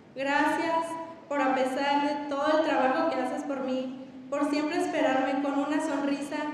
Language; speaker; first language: Spanish; early bilingual, other home language; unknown